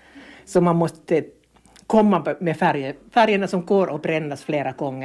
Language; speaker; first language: Swedish; non-native, local second language; Finnish